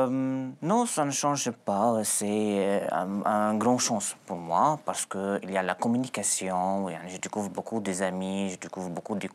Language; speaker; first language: French; non-native, local second language; Arabic